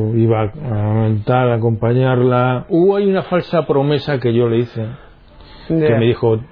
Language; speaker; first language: Spanish; native; Spanish